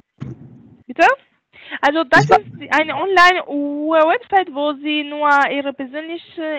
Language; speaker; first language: German; non-native, learner; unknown